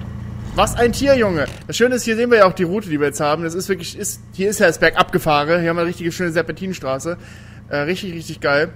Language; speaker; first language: German; native; German